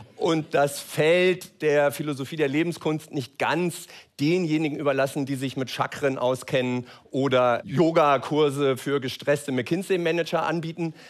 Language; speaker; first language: German; native; German